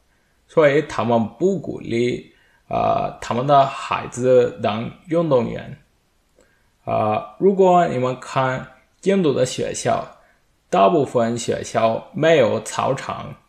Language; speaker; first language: Chinese; non-native, learner; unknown